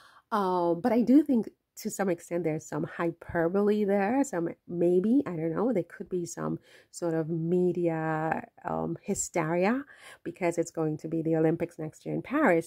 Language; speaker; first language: English; native; English